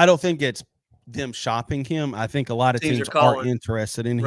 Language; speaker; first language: English; native; English